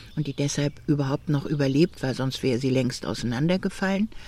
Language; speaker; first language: German; native; German